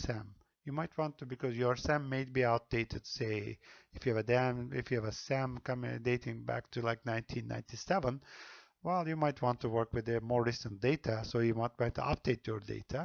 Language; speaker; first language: English; non-native, fluent; Turkish